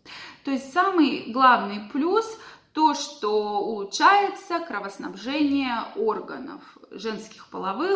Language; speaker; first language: Russian; native; Russian